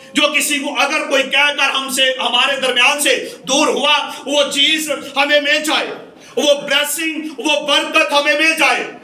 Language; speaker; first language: Urdu; non-native, local second language; Punjabi